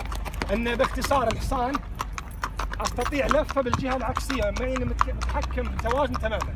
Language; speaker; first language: Arabic; native; Arabic